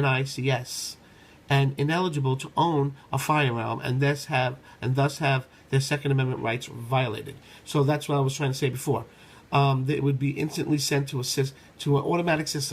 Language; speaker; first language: English; native; English